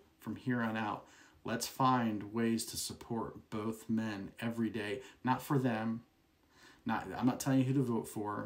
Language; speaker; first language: English; native; English